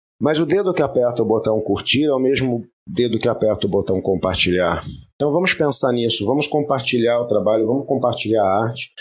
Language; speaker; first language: Portuguese; early bilingual, other home language; French